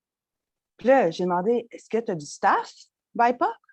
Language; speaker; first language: French; native; French